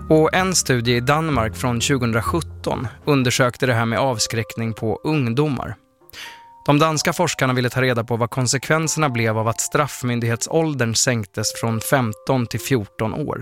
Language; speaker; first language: Swedish; native; Swedish